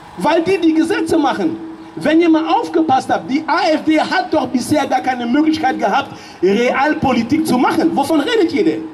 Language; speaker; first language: German; early bilingual, other home language; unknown